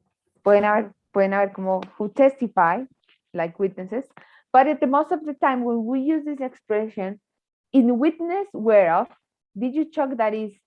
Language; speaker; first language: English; non-native, fluent; Spanish